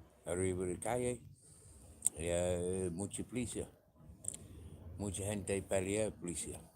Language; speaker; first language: Spanish; non-native, learner; English